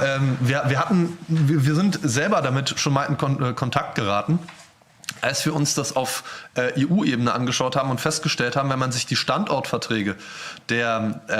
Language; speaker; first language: German; native; German